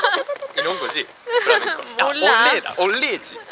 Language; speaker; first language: Spanish; non-native, learner; Japanese